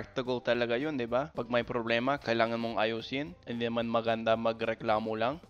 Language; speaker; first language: Filipino; non-native, fluent; English